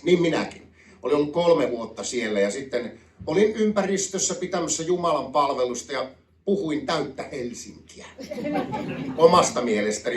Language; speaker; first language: Finnish; native; Finnish